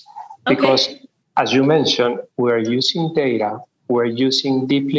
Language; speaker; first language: English; non-native, fluent; Spanish